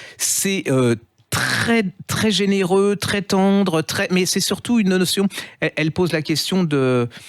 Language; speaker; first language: French; native; French